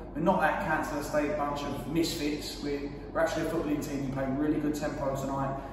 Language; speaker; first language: English; native; English